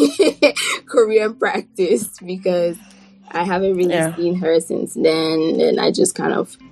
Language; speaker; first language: English; non-native, fluent; French